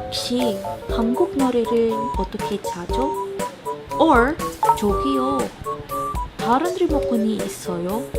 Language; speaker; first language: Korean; non-native, learner; Filipino